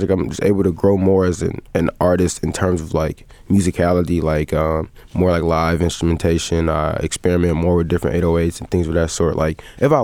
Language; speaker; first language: English; native; English